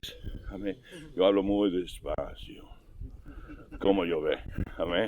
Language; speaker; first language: Spanish; non-native, learner; English